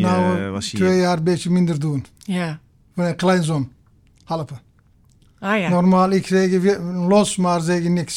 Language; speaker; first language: Dutch; non-native, learner; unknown